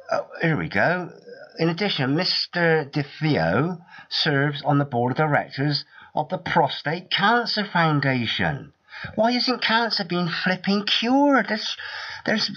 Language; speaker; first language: English; native; English